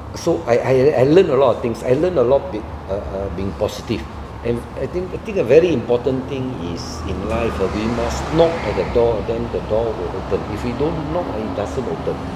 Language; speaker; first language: English; non-native, local second language; Min Nan Chinese